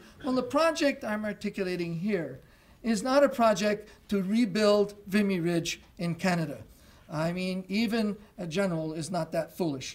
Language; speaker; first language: English; non-native, local second language; French